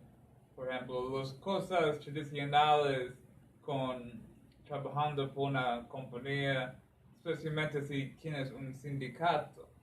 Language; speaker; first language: Spanish; non-native, learner; English